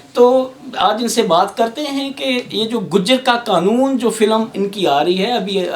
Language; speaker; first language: Urdu; non-native, local second language; Punjabi